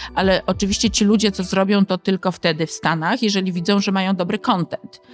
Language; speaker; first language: Polish; native; Polish